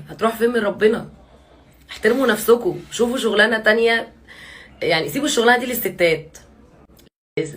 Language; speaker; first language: Arabic; native; Arabic